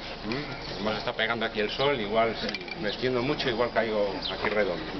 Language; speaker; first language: Spanish; native; Spanish